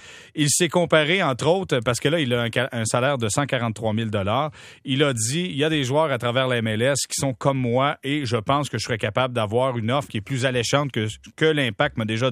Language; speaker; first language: French; native; French